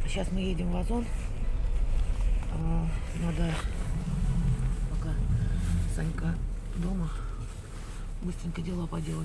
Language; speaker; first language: Russian; native; Russian